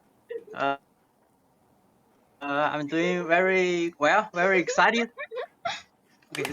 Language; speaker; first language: English; non-native, learner; Chinese